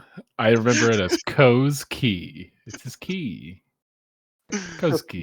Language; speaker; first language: English; native; English